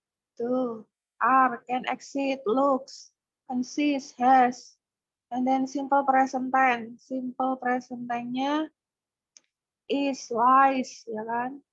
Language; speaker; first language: English; non-native, fluent; Indonesian